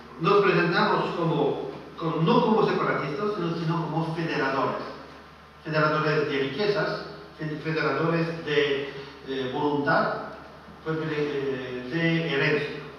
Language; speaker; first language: Spanish; non-native, fluent; French